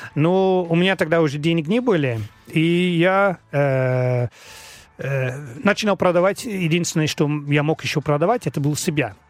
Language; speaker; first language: Russian; non-native, learner; Dutch